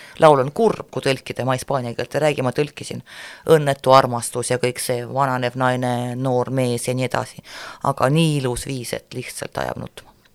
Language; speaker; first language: Estonian; non-native, local second language; Russian